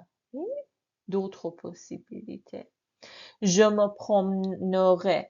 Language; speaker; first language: French; non-native, fluent; Persian